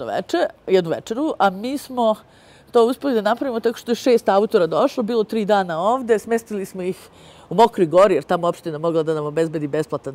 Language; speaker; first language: Serbian; native; Serbian